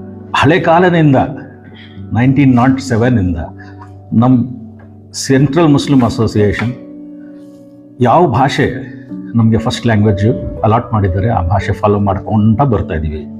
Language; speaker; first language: Kannada; non-native, local second language; Urdu